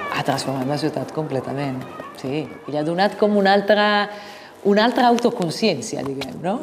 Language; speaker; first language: Catalan; non-native, fluent; Italian